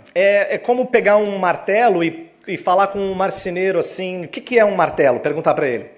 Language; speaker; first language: Portuguese; native; Portuguese